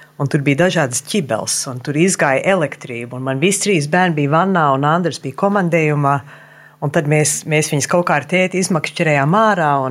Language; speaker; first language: Latvian; early bilingual, heritage; Latvian